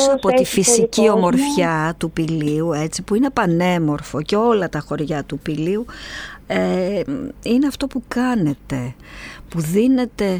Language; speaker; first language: Greek; native; Greek